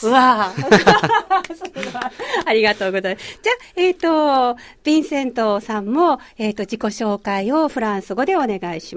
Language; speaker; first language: Japanese; native; Japanese